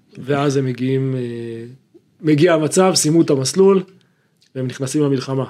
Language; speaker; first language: Hebrew; native; Hebrew